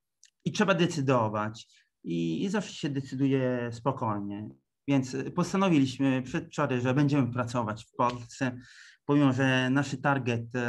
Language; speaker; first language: Polish; early bilingual, heritage; Italian